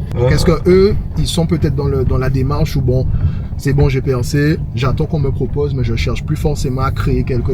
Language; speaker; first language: French; native; French